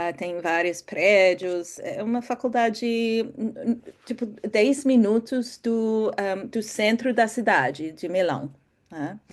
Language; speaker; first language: Portuguese; non-native, fluent; English